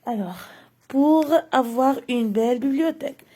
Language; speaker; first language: French; non-native, local second language; Arabic